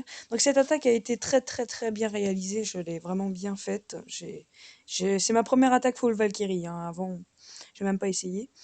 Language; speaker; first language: French; native; French